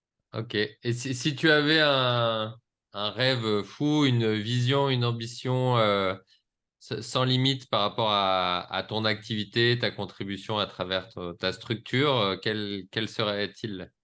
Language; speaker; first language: French; native; French